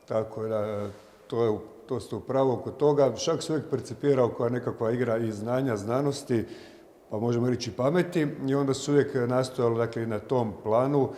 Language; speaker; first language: Croatian; native; Croatian